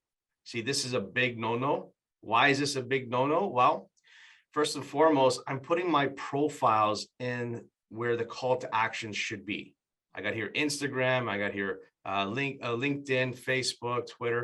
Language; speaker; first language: English; native; English